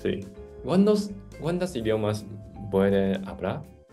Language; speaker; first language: Spanish; non-native, fluent; Chinese